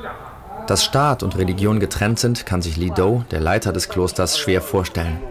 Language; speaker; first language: German; native; German